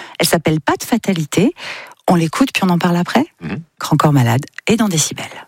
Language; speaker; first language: French; native; French